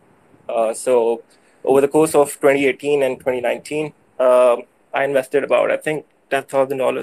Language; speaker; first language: English; non-native, local second language; Urdu